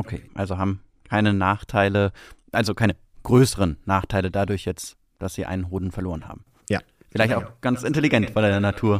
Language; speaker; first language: German; native; German